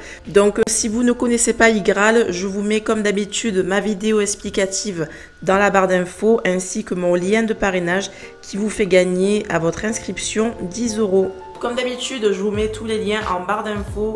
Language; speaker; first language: French; native; French